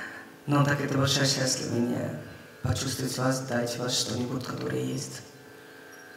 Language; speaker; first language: Russian; non-native, learner; Hindi